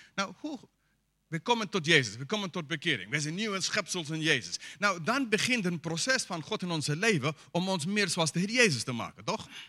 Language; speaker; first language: Dutch; non-native, fluent; English